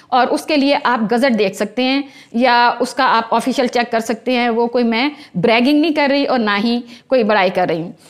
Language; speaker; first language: Urdu; non-native, local second language; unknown